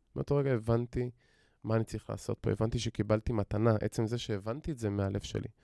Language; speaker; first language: Hebrew; native; Hebrew